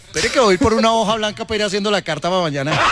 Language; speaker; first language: Spanish; native; Spanish